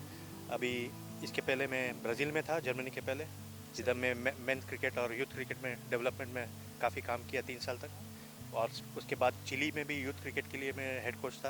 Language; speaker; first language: Hindi; native; Hindi